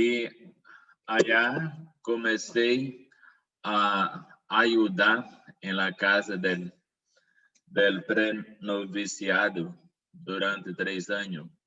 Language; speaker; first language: Portuguese; non-native, learner; Spanish